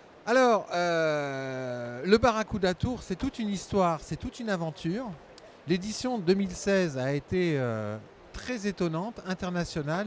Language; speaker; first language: French; native; French